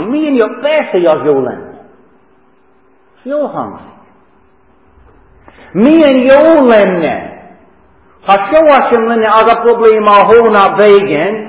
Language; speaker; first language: Hungarian; non-native, fluent; English